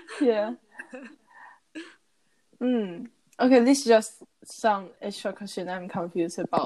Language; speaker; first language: English; non-native, learner; Chinese